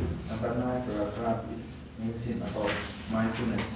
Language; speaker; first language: English; non-native, learner; Shan